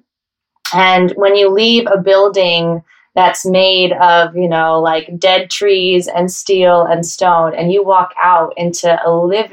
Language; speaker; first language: English; native; English